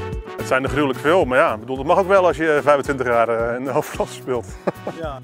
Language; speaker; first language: Dutch; native; Dutch